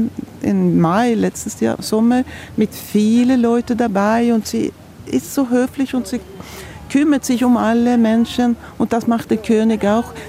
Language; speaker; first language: German; non-native, fluent; Swedish